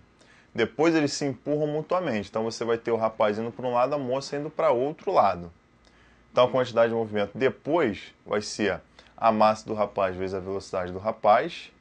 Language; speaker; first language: Portuguese; native; Portuguese